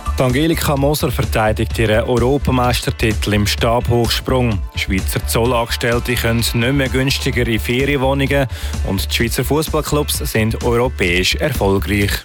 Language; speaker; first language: German; native; German